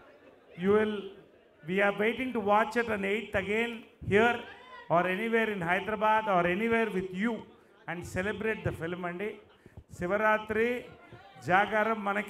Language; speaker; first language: Telugu; native; Telugu